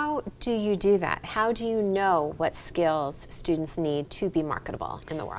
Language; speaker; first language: English; native; English